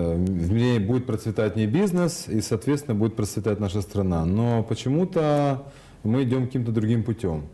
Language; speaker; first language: Russian; native; Russian